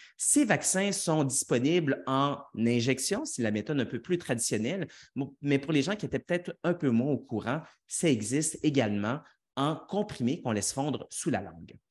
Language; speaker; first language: French; native; French